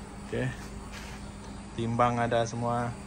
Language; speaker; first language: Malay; non-native, local second language; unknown